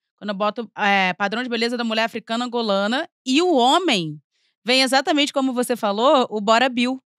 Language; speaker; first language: Portuguese; native; Portuguese